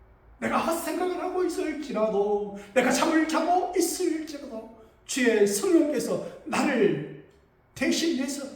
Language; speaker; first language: Korean; native; Korean